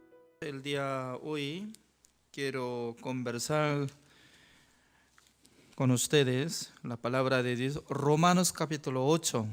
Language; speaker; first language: Spanish; non-native, fluent; Korean